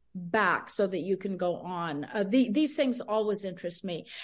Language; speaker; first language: English; early bilingual, other home language; Spanish